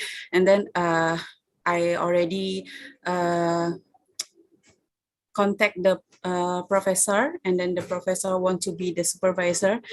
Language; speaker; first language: English; non-native, fluent; Indonesian